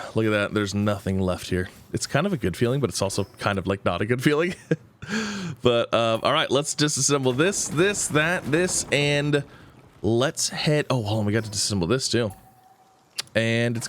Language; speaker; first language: English; native; English